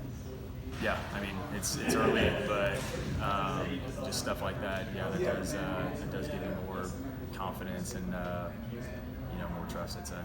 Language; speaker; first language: English; native; English